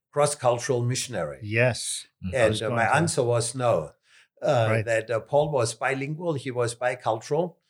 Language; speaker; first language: English; non-native, fluent; German